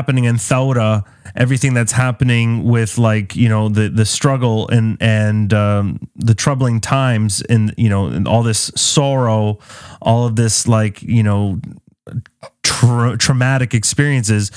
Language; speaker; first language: English; native; English